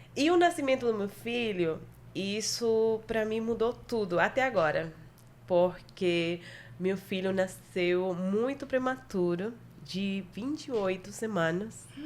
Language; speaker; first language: Portuguese; non-native, fluent; Spanish